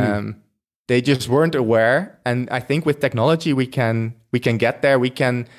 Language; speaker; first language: English; non-native, fluent; Dutch